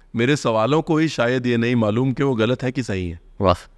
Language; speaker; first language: Hindi; native; Hindi